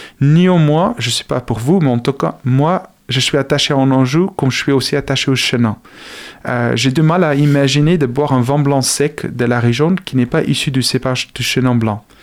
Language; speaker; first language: French; non-native, fluent; Afrikaans